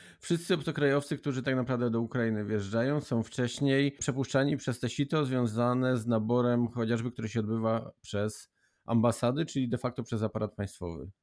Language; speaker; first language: Polish; native; Polish